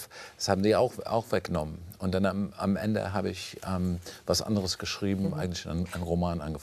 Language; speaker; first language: German; non-native, fluent; English